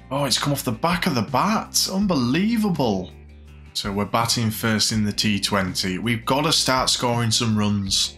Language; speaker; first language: English; native; English